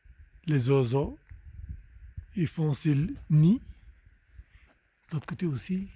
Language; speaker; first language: French; non-native, fluent; Bulgarian